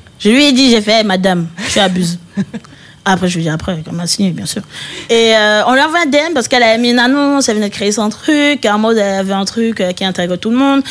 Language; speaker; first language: French; early bilingual, other home language; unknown